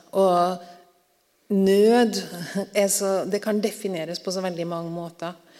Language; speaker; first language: Norwegian; native; Norwegian